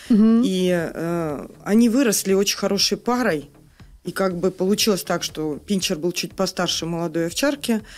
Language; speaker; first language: Russian; native; Russian